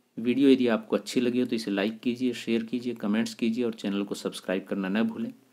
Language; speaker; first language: Hindi; native; Hindi